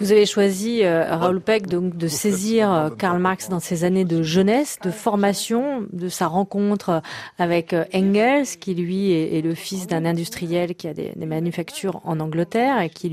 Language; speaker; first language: French; native; French